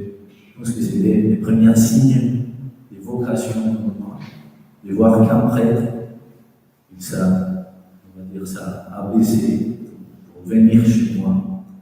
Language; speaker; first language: French; non-native, fluent; Spanish